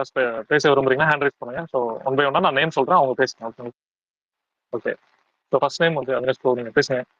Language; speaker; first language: Tamil; native; Tamil